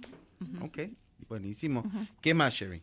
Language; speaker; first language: Spanish; native; Spanish